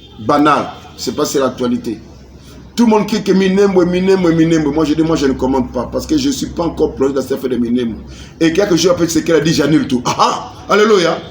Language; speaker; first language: French; non-native, local second language; Lingala